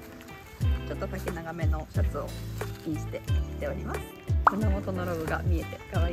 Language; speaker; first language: Japanese; native; Japanese